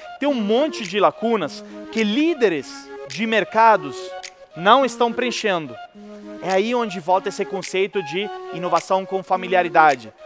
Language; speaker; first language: Portuguese; non-native, fluent; Italian